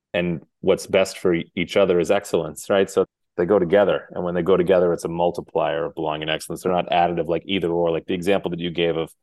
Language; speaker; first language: English; native; English